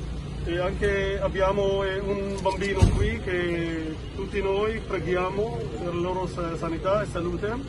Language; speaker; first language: Italian; non-native, learner; Hebrew